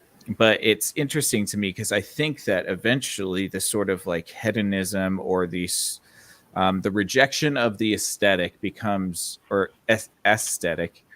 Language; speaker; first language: English; native; English